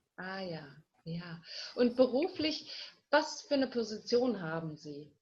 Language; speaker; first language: German; native; German